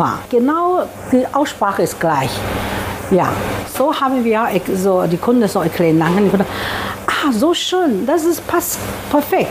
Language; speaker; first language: German; non-native, fluent; Chinese